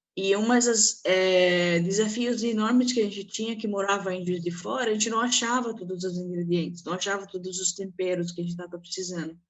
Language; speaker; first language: Portuguese; non-native, fluent; Arabic